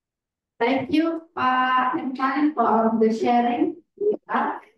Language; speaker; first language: English; non-native, fluent; Indonesian